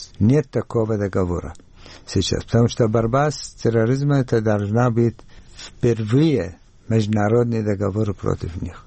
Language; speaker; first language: Russian; non-native, learner; Arabic